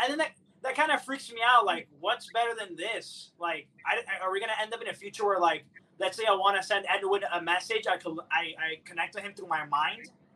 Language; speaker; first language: English; early bilingual, other home language; Spanish